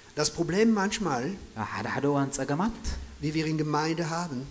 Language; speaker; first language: German; non-native, fluent; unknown